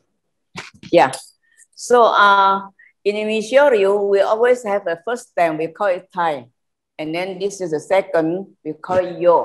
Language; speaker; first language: English; non-native, learner; Indonesian